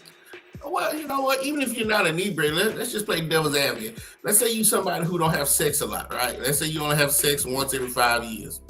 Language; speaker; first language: English; native; English